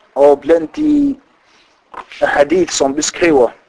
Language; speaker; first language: Danish; non-native, fluent; Arabic